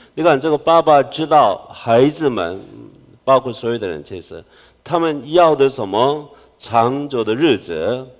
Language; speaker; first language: Chinese; non-native, fluent; Korean